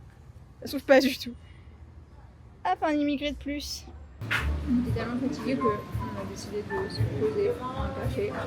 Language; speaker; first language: French; native; French